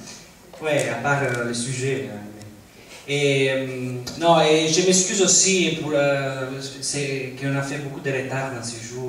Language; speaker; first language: French; non-native, fluent; Italian